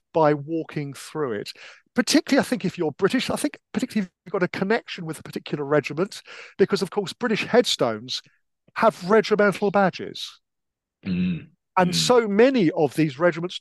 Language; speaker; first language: English; native; English